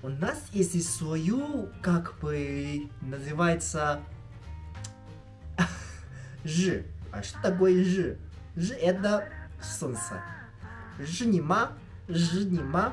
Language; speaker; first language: Russian; non-native, fluent; Chinese